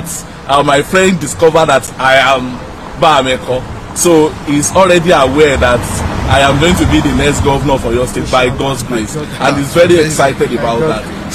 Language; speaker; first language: English; non-native, local second language; Yoruba